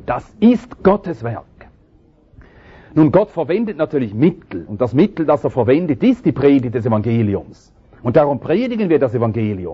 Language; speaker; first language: German; native; German